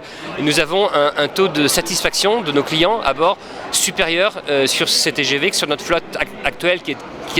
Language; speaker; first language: French; native; French